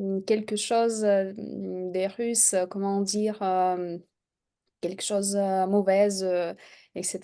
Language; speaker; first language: French; non-native, fluent; Russian